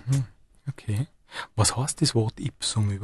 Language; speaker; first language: German; native; German